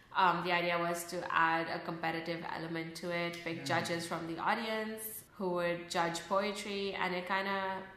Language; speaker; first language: English; early bilingual, other home language; Urdu